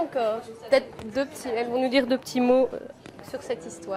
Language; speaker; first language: French; native; French